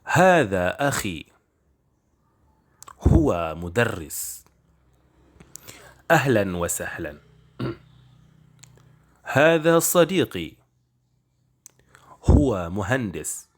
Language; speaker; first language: Arabic; non-native, fluent; Indonesian